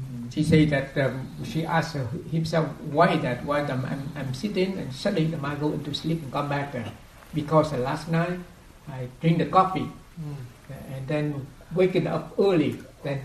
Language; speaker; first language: English; non-native, fluent; Vietnamese